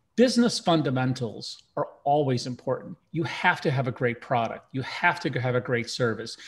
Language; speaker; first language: English; early bilingual, other home language; Russian